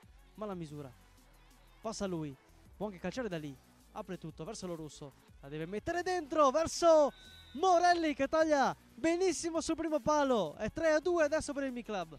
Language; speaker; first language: Italian; native; Italian